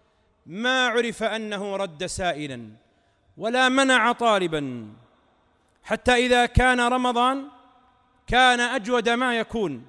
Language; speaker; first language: Arabic; native; Arabic